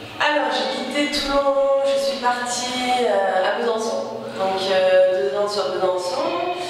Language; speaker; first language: French; non-native, fluent; Portuguese